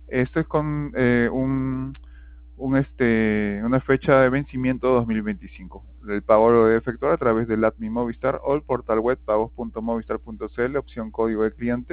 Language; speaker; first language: Spanish; native; Spanish